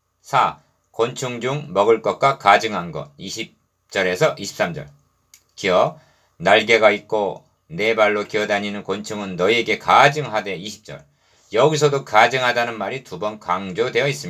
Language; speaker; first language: Korean; native; Korean